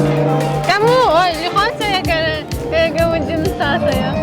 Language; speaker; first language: Indonesian; non-native, learner; Russian